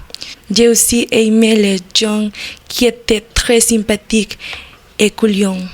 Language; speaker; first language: French; non-native, learner; Spanish